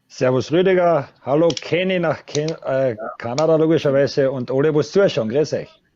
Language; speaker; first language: German; native; German